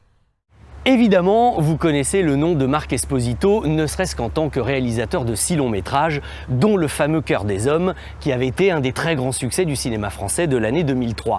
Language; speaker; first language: French; native; French